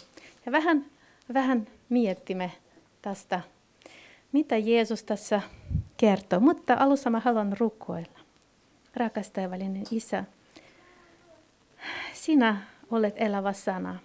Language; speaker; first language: Finnish; non-native, fluent; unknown